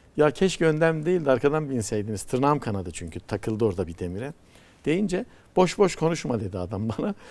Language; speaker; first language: Turkish; native; Turkish